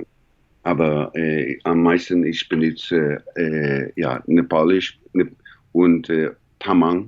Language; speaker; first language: German; non-native, learner; English